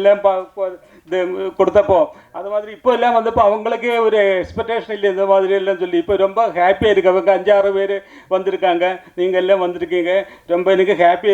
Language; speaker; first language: Tamil; non-native, learner; Malayalam